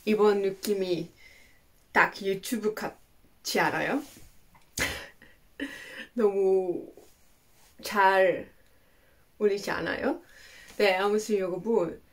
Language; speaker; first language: Korean; non-native, learner; Dutch